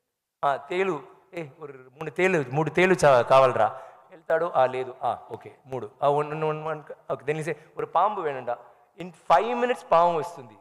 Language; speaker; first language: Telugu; non-native, learner; Tamil